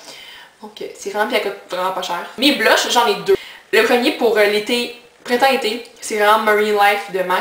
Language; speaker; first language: French; native; French